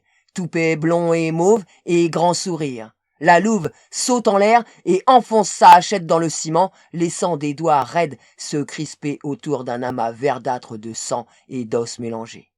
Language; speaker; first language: French; native; French